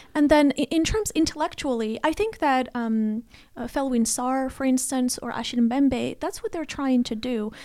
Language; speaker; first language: English; non-native, fluent; Arabic